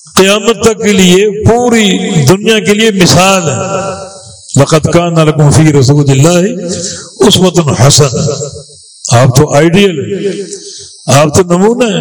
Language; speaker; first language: Urdu; native; Urdu